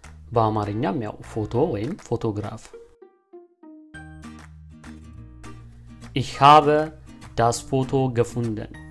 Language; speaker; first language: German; non-native, fluent; Amharic